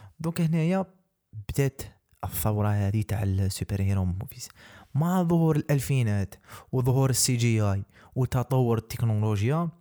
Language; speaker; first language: Arabic; native; Arabic